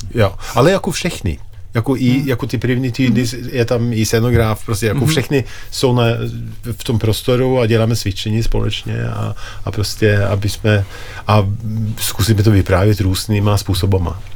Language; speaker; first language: Czech; non-native, fluent; Norwegian